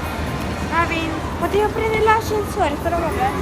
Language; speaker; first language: Italian; early bilingual, other home language; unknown